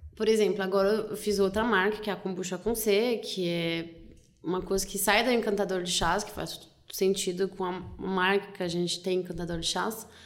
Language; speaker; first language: Portuguese; non-native, fluent; French